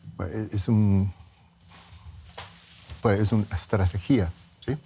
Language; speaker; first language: Spanish; non-native, learner; English